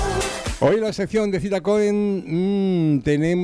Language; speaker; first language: Spanish; native; Spanish